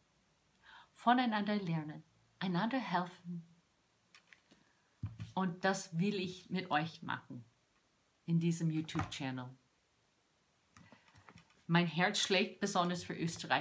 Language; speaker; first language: German; non-native, fluent; English